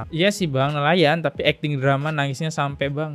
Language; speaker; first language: Indonesian; native; Indonesian